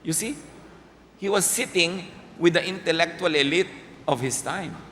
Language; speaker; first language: English; non-native, local second language; Filipino